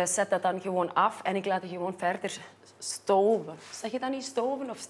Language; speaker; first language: Dutch; non-native, fluent; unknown